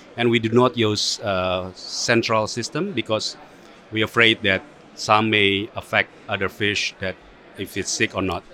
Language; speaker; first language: English; non-native, fluent; Indonesian